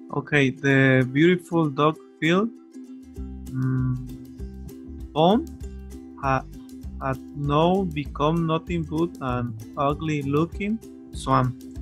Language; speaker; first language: English; non-native, learner; Spanish